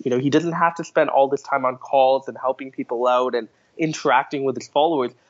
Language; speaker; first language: English; native; English